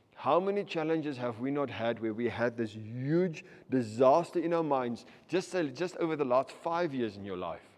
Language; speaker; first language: English; non-native, local second language; Afrikaans